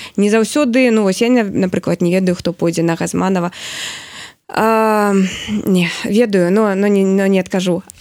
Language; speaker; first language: Belarusian; non-native, local second language; Russian